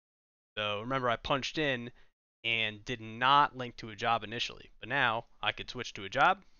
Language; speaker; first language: English; native; English